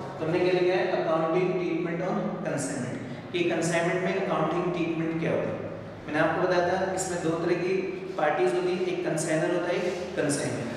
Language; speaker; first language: Hindi; native; Hindi